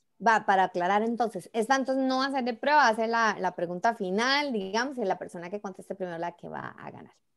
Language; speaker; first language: Spanish; native; Spanish